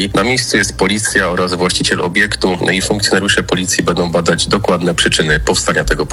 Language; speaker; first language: Polish; native; Polish